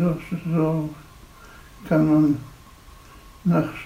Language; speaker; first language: German; non-native, fluent; Polish